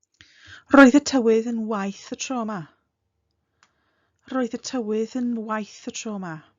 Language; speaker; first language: Welsh; non-native, fluent; English